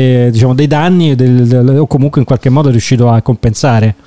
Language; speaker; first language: Italian; native; Italian